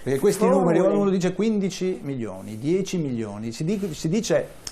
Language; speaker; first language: Italian; native; Italian